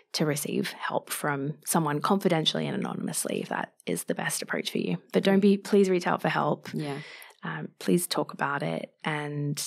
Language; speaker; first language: English; native; English